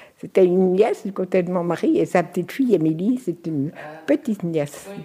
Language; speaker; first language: French; native; French